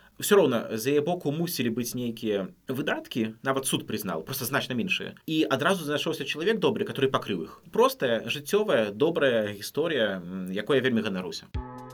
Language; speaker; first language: Belarusian; non-native, local second language; Russian